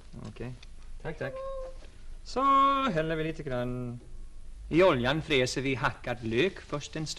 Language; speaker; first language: Swedish; non-native, fluent; English